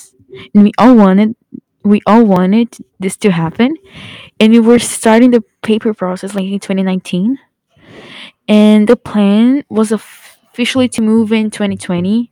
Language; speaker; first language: English; early bilingual, other home language; Portuguese